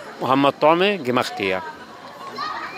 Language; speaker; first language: German; non-native, learner; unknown